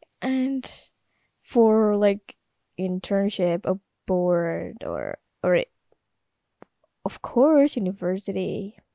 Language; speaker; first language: English; non-native, learner; Indonesian